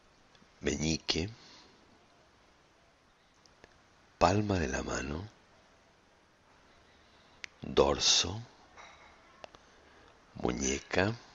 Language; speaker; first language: Spanish; native; Spanish